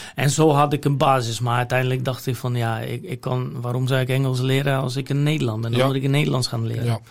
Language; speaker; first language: Dutch; non-native, fluent; Polish